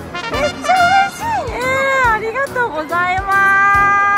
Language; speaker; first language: Japanese; native; Japanese